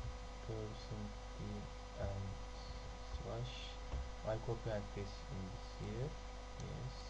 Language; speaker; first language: English; non-native, learner; Turkish